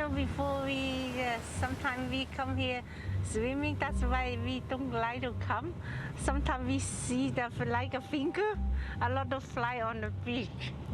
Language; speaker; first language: English; non-native, learner; Cantonese